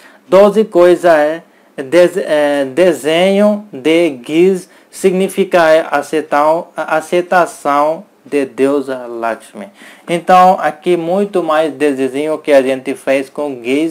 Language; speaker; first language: Portuguese; non-native, learner; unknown